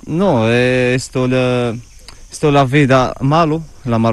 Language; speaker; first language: Spanish; non-native, learner; Arabic